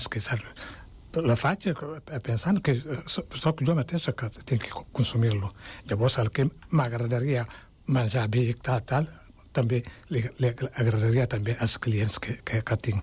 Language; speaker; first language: Catalan; non-native, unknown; Wolof